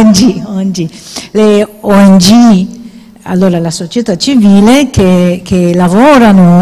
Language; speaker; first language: Italian; non-native, fluent; Maltese